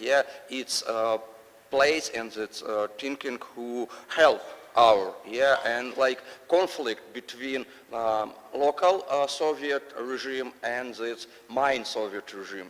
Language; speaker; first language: English; non-native, learner; Russian